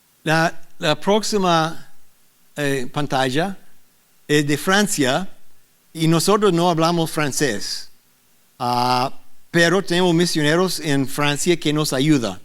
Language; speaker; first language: Spanish; non-native, learner; English